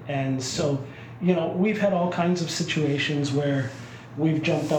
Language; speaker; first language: English; native; English